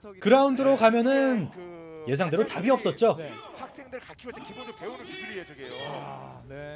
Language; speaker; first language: Korean; native; Korean